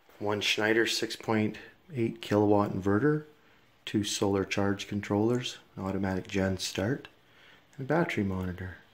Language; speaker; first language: English; native; English